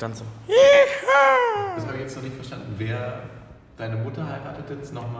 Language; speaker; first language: German; native; German